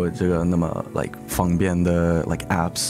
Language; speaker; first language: Chinese; early bilingual, heritage; English